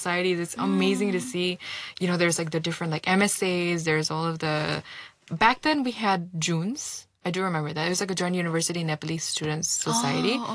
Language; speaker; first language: English; non-native, local second language; Bangla